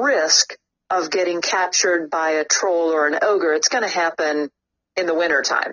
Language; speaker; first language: English; native; English